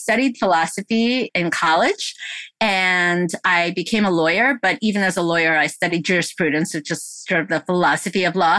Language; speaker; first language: English; early bilingual, other home language; Korean